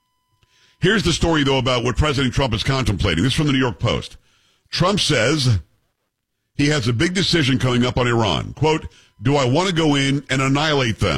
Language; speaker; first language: English; native; English